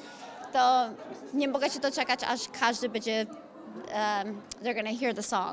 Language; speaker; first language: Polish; early bilingual, heritage; Polish